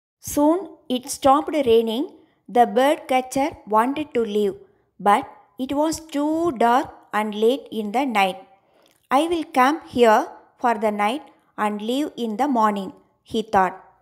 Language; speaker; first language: English; non-native, local second language; Tamil